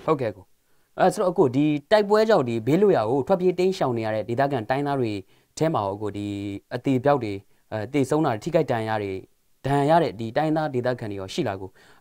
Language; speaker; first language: Burmese; native; Burmese